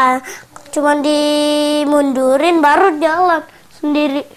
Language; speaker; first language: Indonesian; native; Indonesian